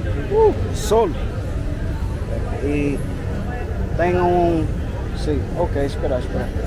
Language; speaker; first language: Spanish; non-native, learner; English